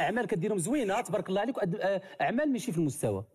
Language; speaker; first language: Arabic; native; Arabic